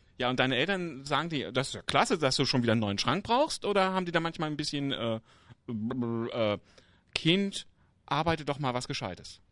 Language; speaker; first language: German; native; German